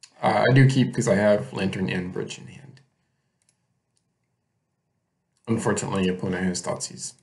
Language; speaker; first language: English; native; English